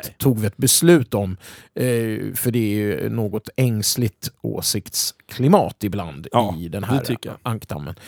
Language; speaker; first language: Swedish; native; Swedish